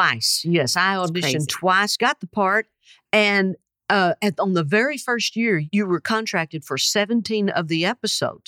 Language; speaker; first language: English; native; English